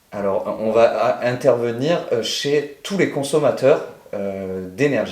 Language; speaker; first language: French; native; French